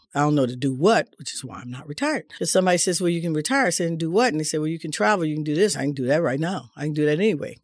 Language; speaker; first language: English; native; English